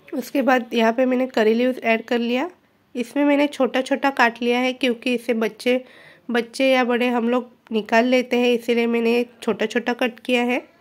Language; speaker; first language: Hindi; non-native, local second language; Marathi